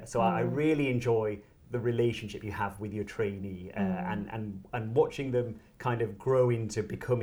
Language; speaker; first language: English; native; English